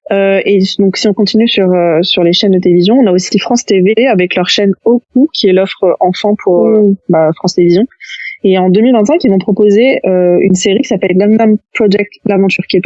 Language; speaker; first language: French; native; French